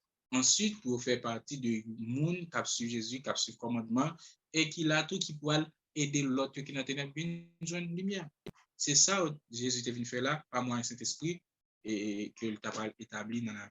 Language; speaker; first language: French; non-native, local second language; Haitian Creole